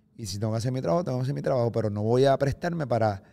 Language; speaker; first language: Spanish; native; Spanish